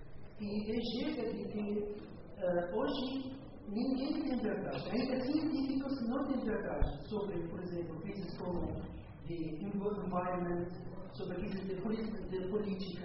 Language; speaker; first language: Portuguese; non-native, learner; Spanish